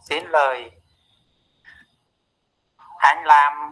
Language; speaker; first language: Vietnamese; non-native, learner; Khmer